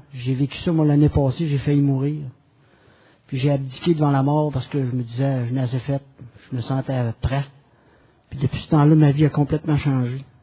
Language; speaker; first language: French; native; French